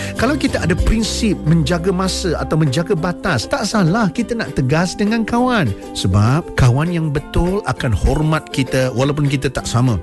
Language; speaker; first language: Malay; native; Malay